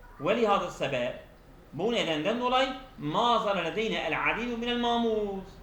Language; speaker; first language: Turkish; non-native, local second language; Kurdish